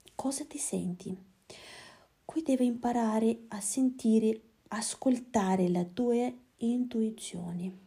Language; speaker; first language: Italian; non-native, fluent; Russian